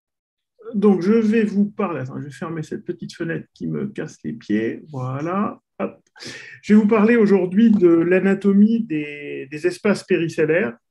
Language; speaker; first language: French; native; French